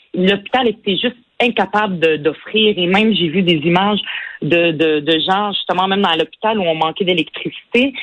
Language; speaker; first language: French; non-native, local second language; Arabic